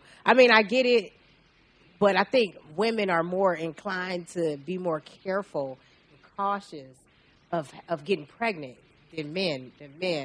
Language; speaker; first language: English; native; English